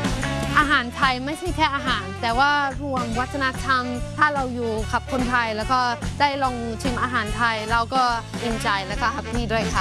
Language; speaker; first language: Thai; non-native, fluent; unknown